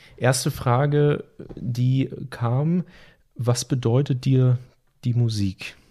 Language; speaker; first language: German; native; German